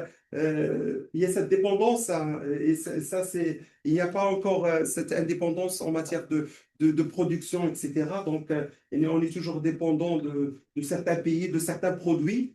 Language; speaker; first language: French; non-native, local second language; Arabic